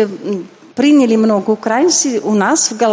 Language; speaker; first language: Russian; non-native, learner; Dutch